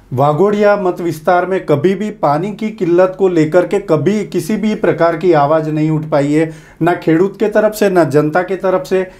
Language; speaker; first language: Hindi; native; Hindi